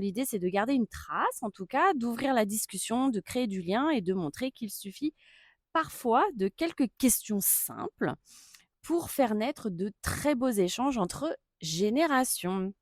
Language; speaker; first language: French; native; French